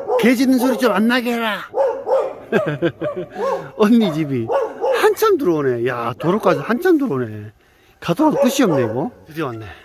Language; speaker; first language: Korean; native; Korean